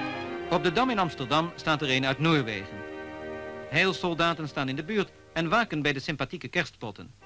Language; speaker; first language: Dutch; native; Dutch